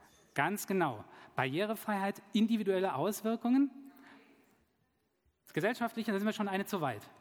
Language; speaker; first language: German; native; German